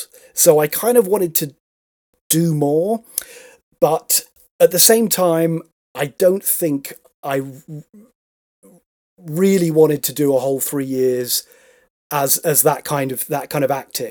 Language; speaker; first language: English; native; English